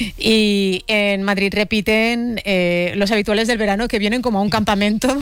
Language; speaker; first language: Spanish; native; Spanish